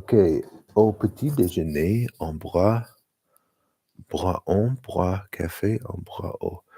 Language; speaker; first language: French; non-native, learner; English